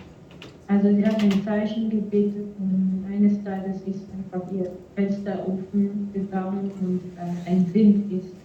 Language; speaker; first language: German; non-native, fluent; French